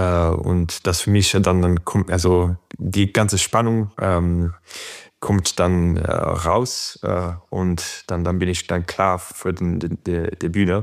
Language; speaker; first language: German; non-native, fluent; French